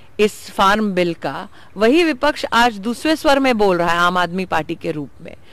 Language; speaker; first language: Hindi; native; Hindi